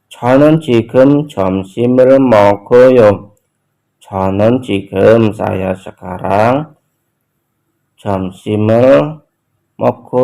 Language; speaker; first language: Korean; non-native, fluent; Indonesian